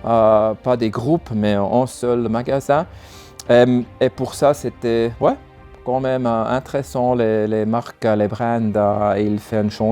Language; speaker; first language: French; non-native, learner; German